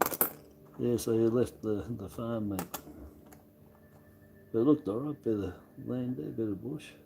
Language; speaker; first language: English; native; English